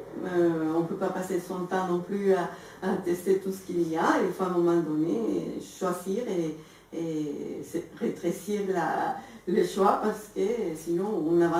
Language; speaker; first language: French; non-native, fluent; Spanish